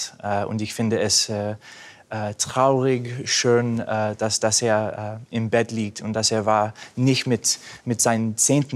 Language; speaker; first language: German; non-native, fluent; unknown